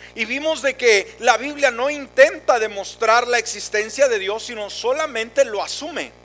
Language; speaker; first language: Spanish; native; Spanish